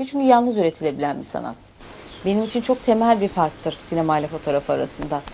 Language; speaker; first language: Turkish; native; Turkish